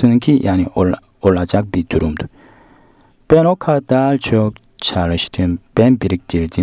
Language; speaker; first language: Turkish; non-native, fluent; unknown